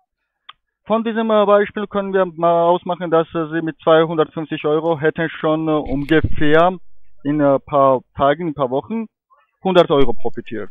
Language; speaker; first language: German; non-native, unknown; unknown